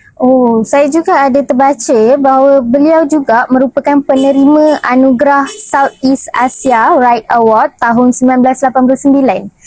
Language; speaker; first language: Malay; non-native, local second language; Tamil